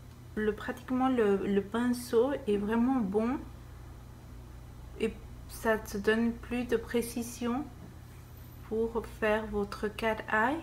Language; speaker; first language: French; non-native, fluent; Spanish